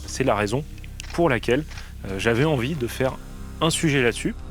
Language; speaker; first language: French; native; French